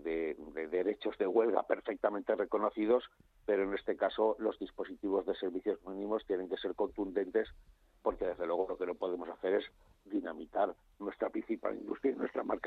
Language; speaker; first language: Spanish; native; Spanish